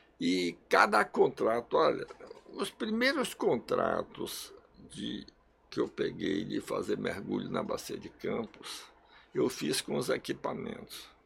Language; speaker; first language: Portuguese; early bilingual, other home language; Russian